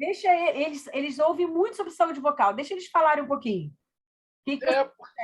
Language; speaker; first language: Portuguese; native; Portuguese